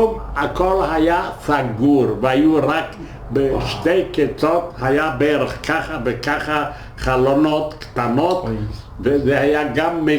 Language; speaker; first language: Hebrew; non-native, fluent; Yiddish